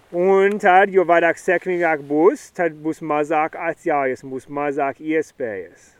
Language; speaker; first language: Latvian; early bilingual, heritage; Latvian